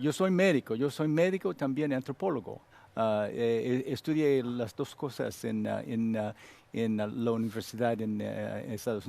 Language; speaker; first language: Spanish; non-native, learner; Korean